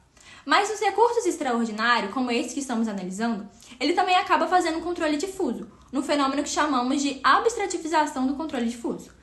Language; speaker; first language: Portuguese; native; Portuguese